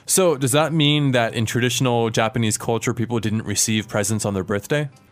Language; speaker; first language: English; native; English